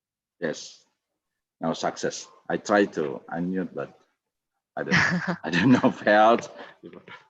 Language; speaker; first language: English; non-native, fluent; Indonesian